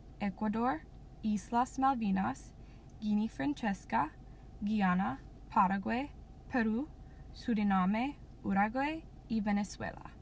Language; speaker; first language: Spanish; non-native, learner; English